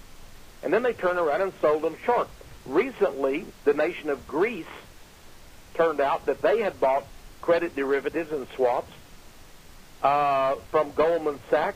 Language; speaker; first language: English; native; English